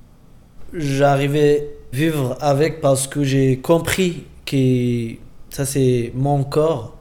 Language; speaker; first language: French; non-native, learner; Kurdish